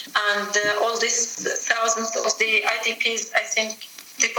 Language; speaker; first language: English; non-native, fluent; Arabic